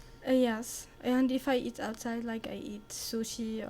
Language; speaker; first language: English; non-native, learner; Arabic